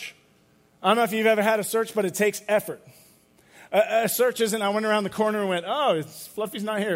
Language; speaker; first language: English; native; English